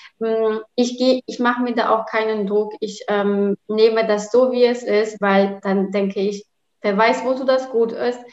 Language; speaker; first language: German; non-native, fluent; Polish